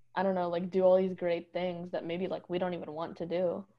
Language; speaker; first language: English; native; English